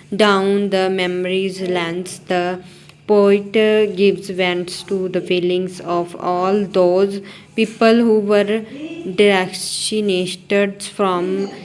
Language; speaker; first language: English; non-native, local second language; Punjabi